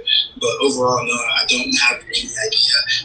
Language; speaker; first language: English; early bilingual, other home language; Igbo